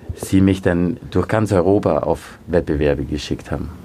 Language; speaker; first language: German; early bilingual, other home language; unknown